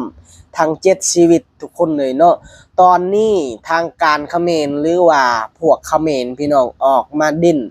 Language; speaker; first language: Thai; non-native, local second language; Lao